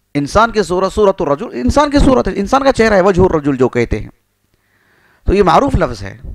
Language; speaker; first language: Urdu; native; Urdu